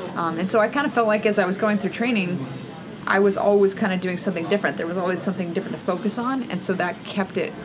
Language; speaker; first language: English; native; English